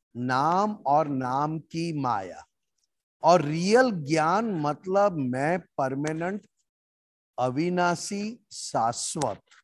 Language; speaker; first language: Hindi; non-native, local second language; Gujarati